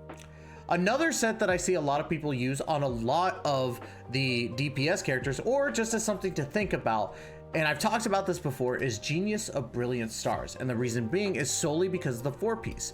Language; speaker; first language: English; native; English